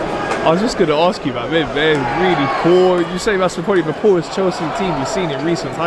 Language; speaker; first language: English; native; English